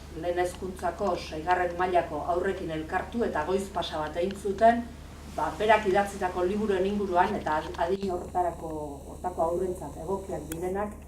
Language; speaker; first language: Basque; native; Basque